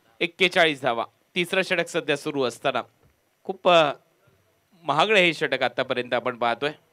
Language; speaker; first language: Marathi; native; Marathi